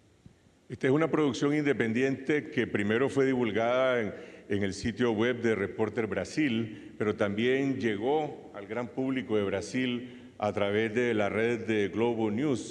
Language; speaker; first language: Spanish; native; Spanish